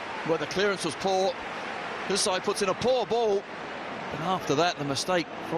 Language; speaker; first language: English; native; English